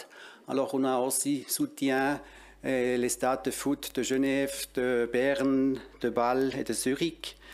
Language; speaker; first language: French; non-native, local second language; German